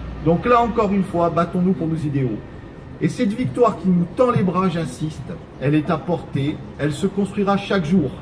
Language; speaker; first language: French; native; French